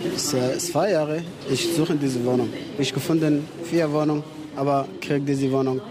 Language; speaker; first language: German; non-native, learner; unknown